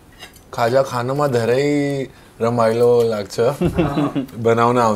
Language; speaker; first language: Nepali; non-native, learner; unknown